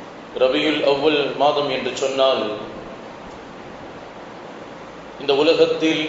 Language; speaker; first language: Tamil; native; Tamil